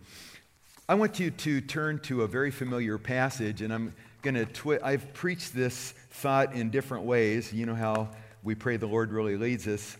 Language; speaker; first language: English; native; English